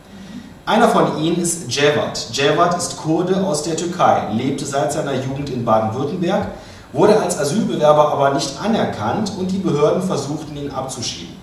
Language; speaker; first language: German; native; German